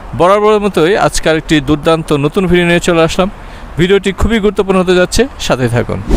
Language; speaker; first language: Bangla; native; Bangla